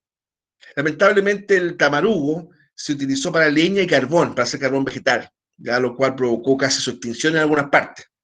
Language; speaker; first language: Spanish; native; Spanish